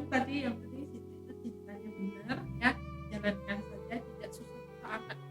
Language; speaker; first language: Indonesian; native; Indonesian